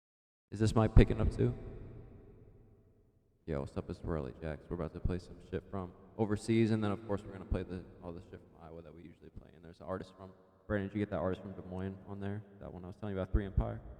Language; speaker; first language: English; native; English